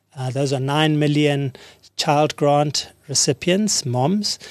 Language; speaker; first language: English; native; English